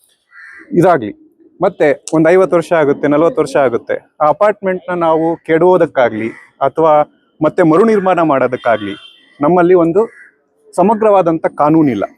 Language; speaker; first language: Kannada; native; Kannada